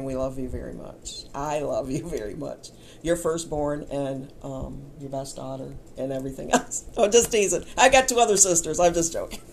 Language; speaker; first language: English; native; English